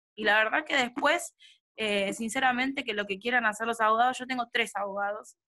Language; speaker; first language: Spanish; native; Spanish